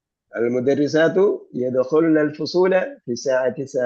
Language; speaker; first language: Arabic; non-native, fluent; Malayalam